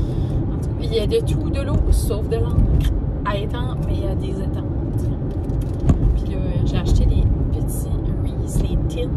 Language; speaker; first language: French; native; French